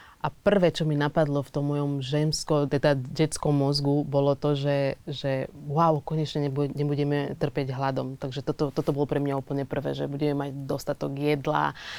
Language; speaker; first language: Slovak; early bilingual, other home language; Portuguese